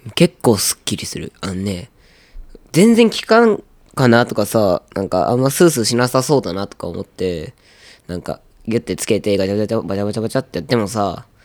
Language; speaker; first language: Japanese; native; Japanese